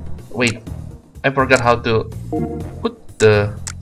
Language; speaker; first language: English; non-native, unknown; Indonesian